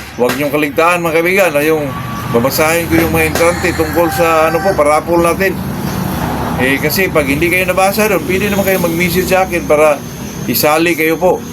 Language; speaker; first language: Filipino; non-native, local second language; Cebuano